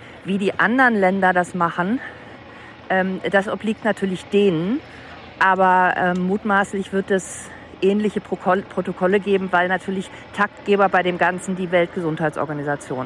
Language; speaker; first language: German; native; German